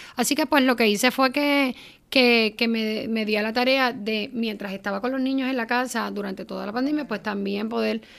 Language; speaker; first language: Spanish; native; Spanish